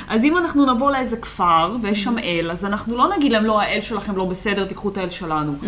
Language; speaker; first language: Hebrew; early bilingual, other home language; Russian